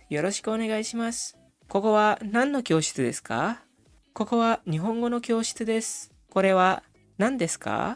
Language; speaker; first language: Japanese; non-native, fluent; Indonesian